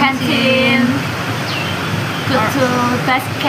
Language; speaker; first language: English; non-native, learner; Indonesian